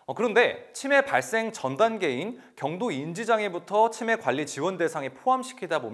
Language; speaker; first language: Korean; native; Korean